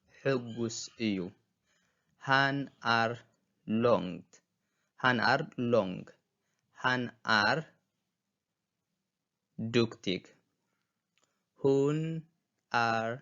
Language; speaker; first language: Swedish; non-native, fluent; Tigrinya